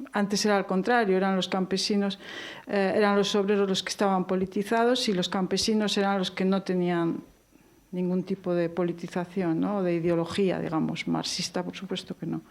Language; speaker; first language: Spanish; native; Spanish